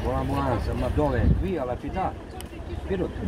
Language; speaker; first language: Italian; non-native, learner; Serbian